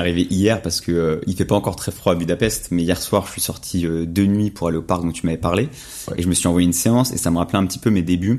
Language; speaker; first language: French; native; French